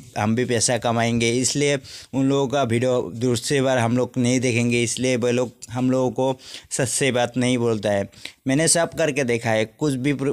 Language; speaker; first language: Hindi; non-native, local second language; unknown